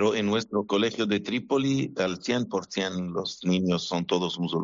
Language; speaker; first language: Spanish; non-native, fluent; Arabic